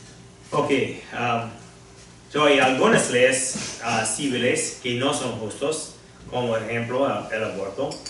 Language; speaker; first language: Spanish; non-native, fluent; English